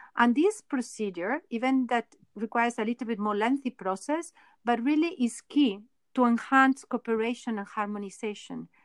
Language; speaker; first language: English; non-native, fluent; Spanish